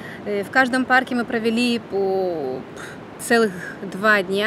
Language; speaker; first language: Russian; native; Russian